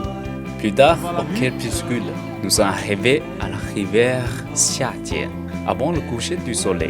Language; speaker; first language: French; non-native, learner; Chinese